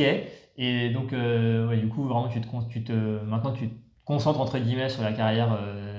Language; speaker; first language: French; native; French